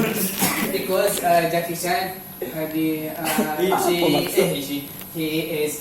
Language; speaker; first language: English; non-native, learner; Indonesian